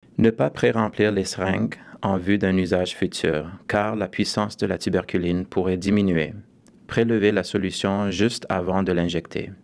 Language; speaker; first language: French; native; French